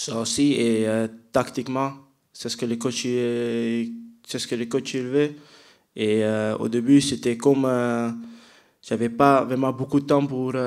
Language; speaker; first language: French; non-native, fluent; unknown